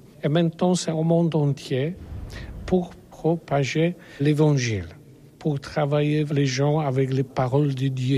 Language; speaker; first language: French; non-native, learner; Polish